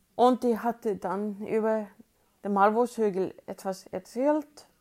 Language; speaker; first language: German; non-native, fluent; Swedish